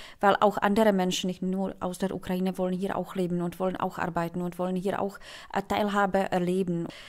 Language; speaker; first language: German; non-native, fluent; Czech